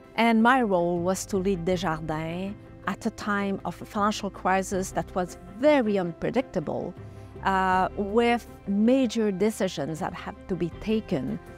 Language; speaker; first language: English; non-native, fluent; French